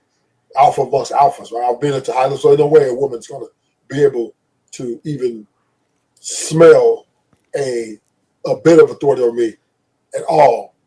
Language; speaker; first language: English; native; English